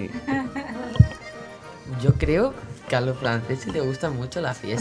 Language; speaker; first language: Spanish; native; Spanish